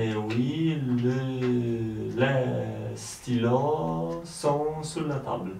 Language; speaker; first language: French; non-native, learner; Polish